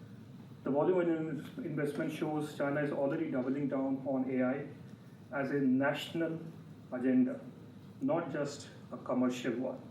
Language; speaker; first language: English; non-native, local second language; Bangla